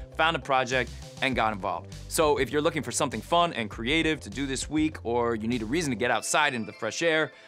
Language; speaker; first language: English; native; English